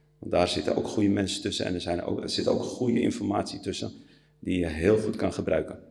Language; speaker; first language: Dutch; early bilingual, other home language; Riffian